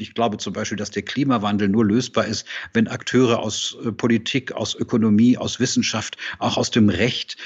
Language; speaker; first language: German; native; German